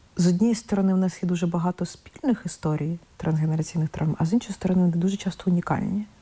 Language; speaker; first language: Ukrainian; non-native, local second language; Russian